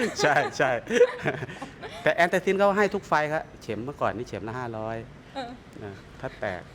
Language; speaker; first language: Thai; native; Thai